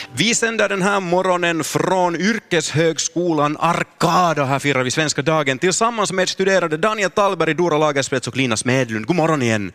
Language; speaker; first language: Swedish; native; Swedish